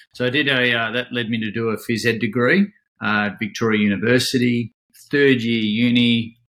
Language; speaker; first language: English; native; English